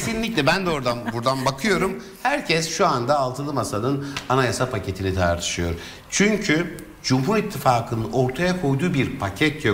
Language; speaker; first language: Turkish; native; Turkish